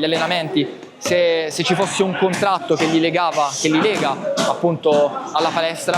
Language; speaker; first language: Italian; native; Italian